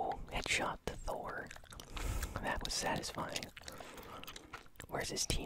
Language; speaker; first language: English; native; English